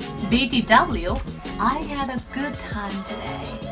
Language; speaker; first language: English; non-native, fluent; Chinese